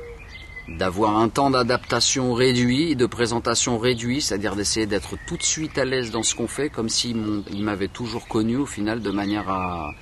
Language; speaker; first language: French; native; French